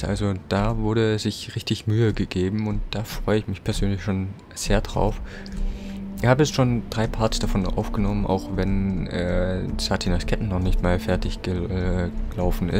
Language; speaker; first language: German; native; German